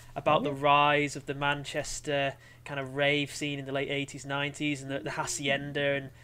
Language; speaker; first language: English; native; English